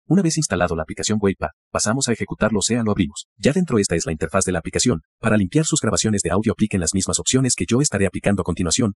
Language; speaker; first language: Spanish; native; Spanish